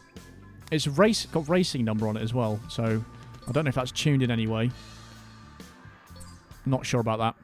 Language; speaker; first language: English; native; English